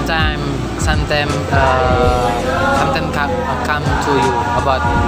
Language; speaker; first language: English; non-native, learner; Indonesian